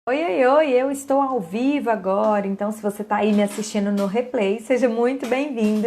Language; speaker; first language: Portuguese; native; Portuguese